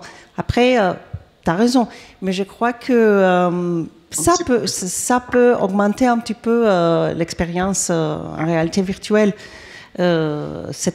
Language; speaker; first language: French; non-native, fluent; Greek